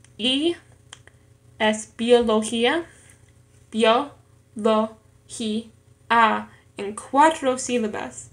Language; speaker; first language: Spanish; non-native, learner; English